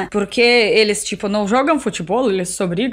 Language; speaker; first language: Portuguese; non-native, learner; Russian